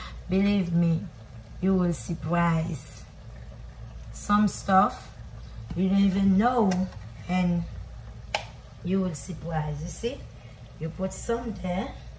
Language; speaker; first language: English; non-native, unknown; Haitian Creole